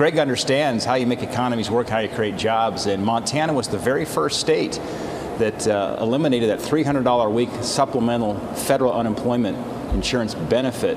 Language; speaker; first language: English; native; English